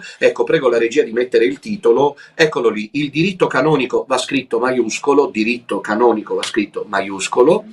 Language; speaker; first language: Italian; native; Italian